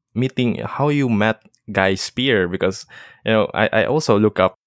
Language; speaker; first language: English; non-native, local second language; Filipino